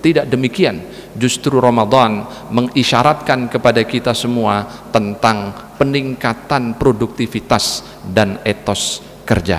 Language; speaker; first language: Indonesian; native; Indonesian